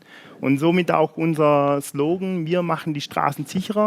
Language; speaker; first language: German; native; German